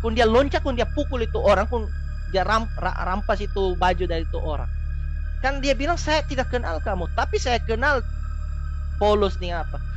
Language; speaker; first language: Indonesian; non-native, fluent; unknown